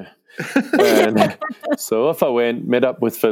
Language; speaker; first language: English; native; English